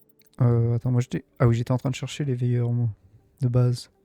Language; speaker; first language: French; native; French